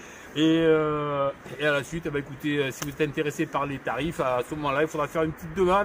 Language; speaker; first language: French; native; French